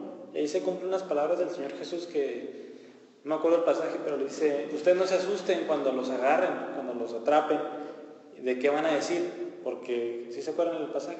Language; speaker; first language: Spanish; native; Spanish